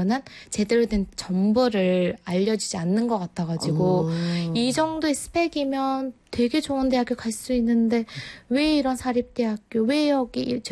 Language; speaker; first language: Korean; non-native, fluent; Mongolian